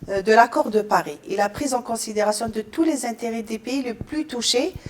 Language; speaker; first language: French; non-native, local second language; Arabic